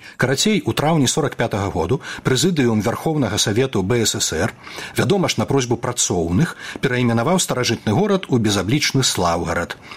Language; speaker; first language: Belarusian; native; Belarusian